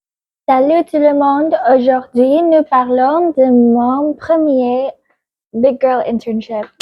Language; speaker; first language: French; non-native, learner; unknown